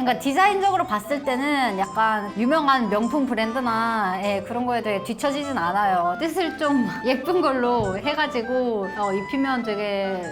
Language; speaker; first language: Korean; non-native, fluent; Kazakh